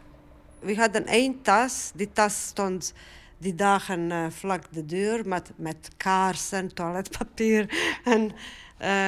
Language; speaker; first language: Dutch; non-native, fluent; Bosnian